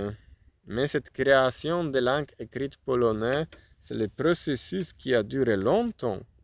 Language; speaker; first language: French; non-native, learner; Polish